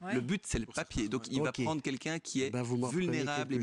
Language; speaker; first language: French; native; French